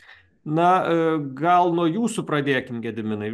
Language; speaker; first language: Lithuanian; native; Lithuanian